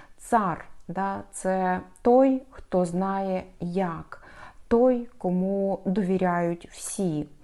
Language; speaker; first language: Ukrainian; non-native, local second language; Russian